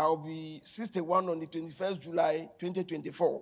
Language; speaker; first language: English; non-native, local second language; Akan